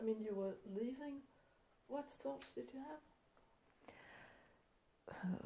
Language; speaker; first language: English; non-native, fluent; Danish